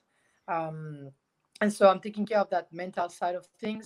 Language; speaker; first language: English; non-native, fluent; French